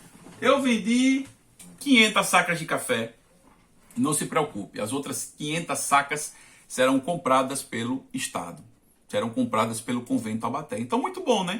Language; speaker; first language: Portuguese; native; Portuguese